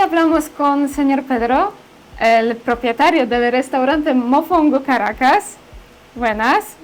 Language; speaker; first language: Spanish; non-native, learner; Polish